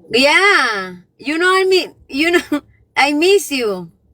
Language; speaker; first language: English; non-native, learner; Spanish